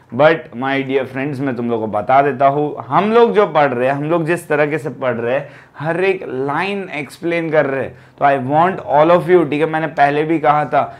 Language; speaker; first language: Hindi; non-native, local second language; Gujarati